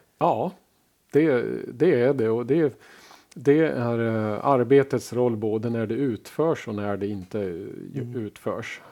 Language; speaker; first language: Swedish; native; Swedish